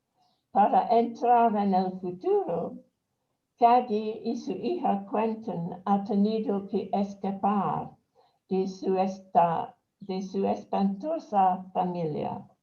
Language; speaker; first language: Spanish; non-native, fluent; English